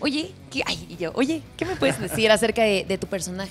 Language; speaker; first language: Spanish; native; Spanish